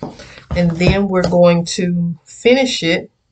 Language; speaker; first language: English; native; English